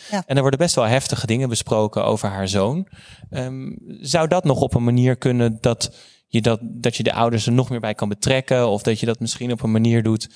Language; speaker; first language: Dutch; native; Dutch